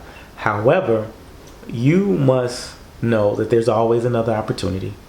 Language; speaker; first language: English; native; English